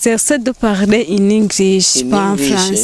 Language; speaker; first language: French; non-native, learner; Rundi